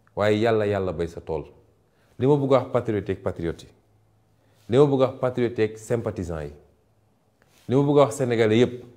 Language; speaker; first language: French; non-native, local second language; Wolof